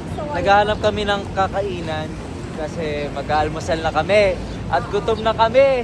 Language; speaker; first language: Filipino; non-native, local second language; Cebuano